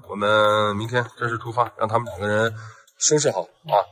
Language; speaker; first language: Chinese; native; Chinese